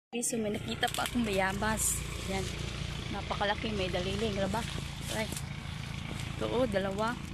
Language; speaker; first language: Filipino; non-native, local second language; Hiligaynon